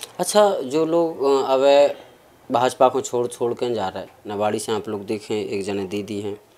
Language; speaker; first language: Hindi; native; Hindi